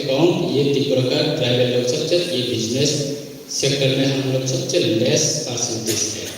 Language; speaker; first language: Hindi; non-native, local second language; Kok Borok